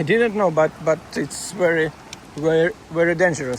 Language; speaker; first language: English; non-native, learner; Ukrainian